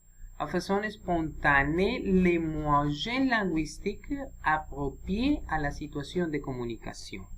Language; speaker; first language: French; non-native, learner; Spanish